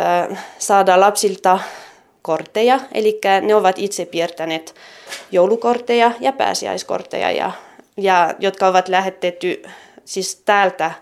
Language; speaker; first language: Finnish; non-native, fluent; French